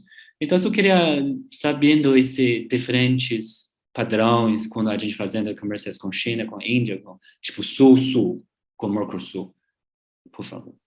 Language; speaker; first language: Portuguese; non-native, learner; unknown